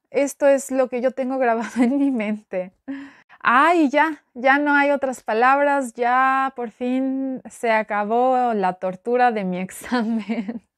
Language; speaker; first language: Spanish; non-native, fluent; Albanian